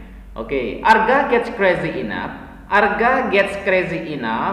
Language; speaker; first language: English; non-native, fluent; Indonesian